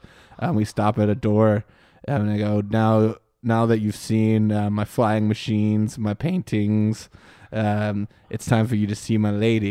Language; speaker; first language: English; native; English